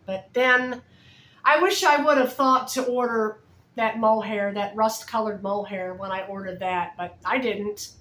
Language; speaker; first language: English; native; English